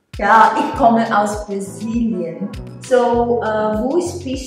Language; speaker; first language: German; non-native, learner; Portuguese